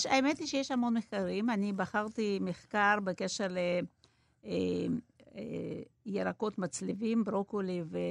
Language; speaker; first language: Hebrew; non-native, fluent; Russian